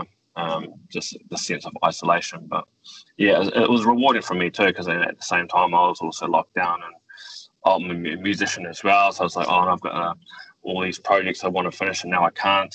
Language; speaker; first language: English; native; English